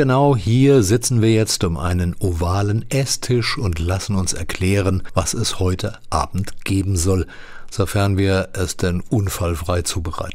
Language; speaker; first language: German; native; German